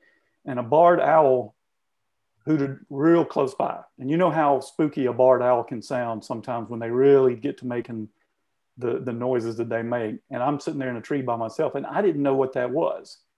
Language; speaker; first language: English; native; English